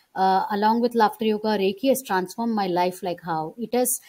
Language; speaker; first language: English; non-native, local second language; Gujarati